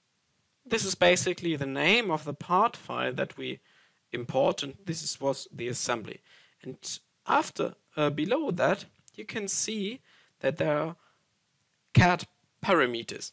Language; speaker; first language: English; non-native, fluent; German